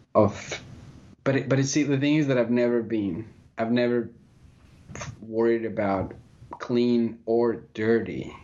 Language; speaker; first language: English; non-native, fluent; Spanish